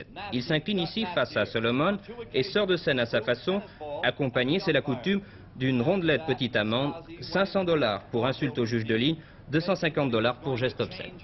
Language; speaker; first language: French; native; French